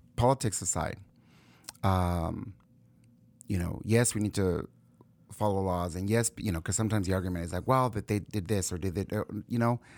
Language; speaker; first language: English; early bilingual, other home language; Spanish